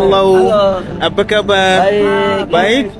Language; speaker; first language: Indonesian; non-native, learner; Arabic